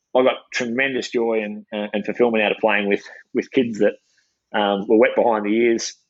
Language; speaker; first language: English; native; English